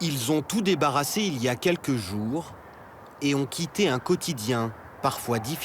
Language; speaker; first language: French; native; French